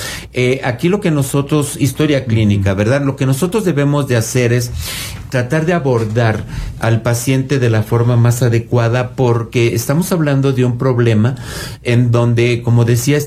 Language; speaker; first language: Spanish; native; Spanish